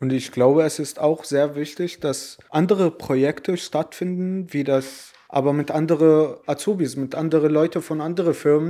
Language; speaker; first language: German; non-native, learner; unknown